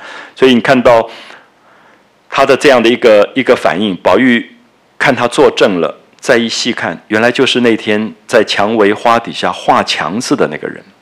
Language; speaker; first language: Chinese; native; Chinese